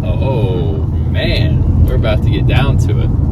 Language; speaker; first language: English; native; English